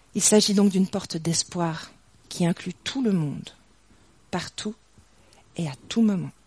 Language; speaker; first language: French; native; French